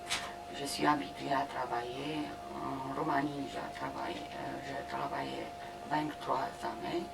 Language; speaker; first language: French; non-native, fluent; Romanian